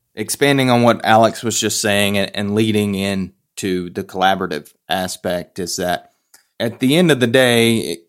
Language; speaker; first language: English; native; English